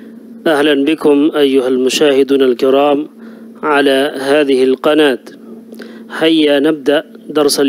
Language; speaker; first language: Arabic; non-native, fluent; Urdu